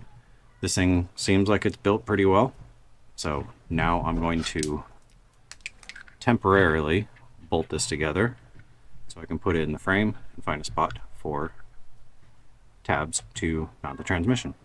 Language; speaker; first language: English; native; English